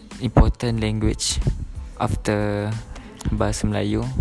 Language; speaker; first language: English; non-native, learner; Malay